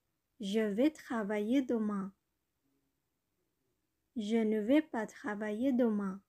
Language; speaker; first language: French; non-native, learner; Bangla